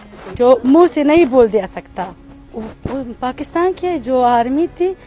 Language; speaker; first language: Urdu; non-native, fluent; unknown